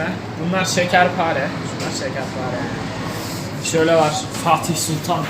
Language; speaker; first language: Turkish; native; Turkish